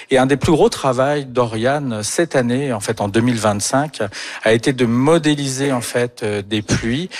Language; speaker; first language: French; native; French